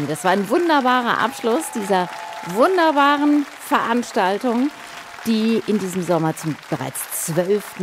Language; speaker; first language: German; native; German